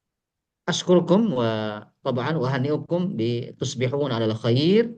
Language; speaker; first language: Arabic; non-native, fluent; Indonesian